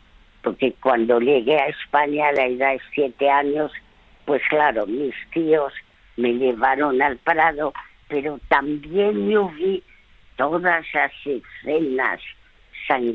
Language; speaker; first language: Spanish; early bilingual, other home language; French